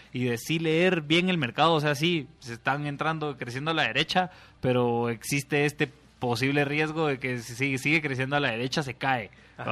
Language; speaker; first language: Spanish; native; Spanish